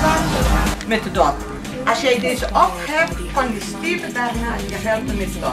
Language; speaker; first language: Dutch; non-native, learner; Portuguese